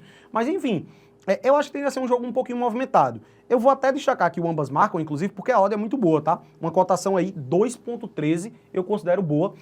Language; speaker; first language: Portuguese; native; Portuguese